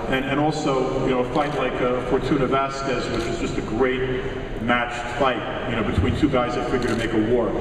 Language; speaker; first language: English; native; English